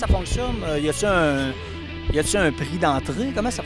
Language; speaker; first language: French; native; French